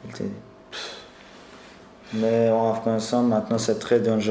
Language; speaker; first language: French; non-native, learner; Persian